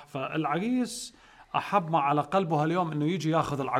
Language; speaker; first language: Arabic; native; Arabic